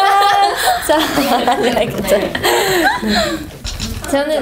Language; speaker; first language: Korean; non-native, fluent; Japanese